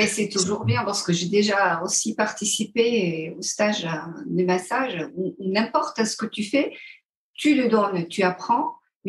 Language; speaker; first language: French; non-native, fluent; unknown